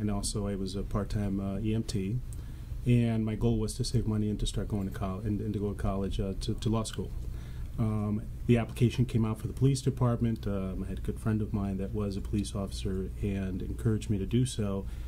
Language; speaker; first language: English; early bilingual, other home language; Spanish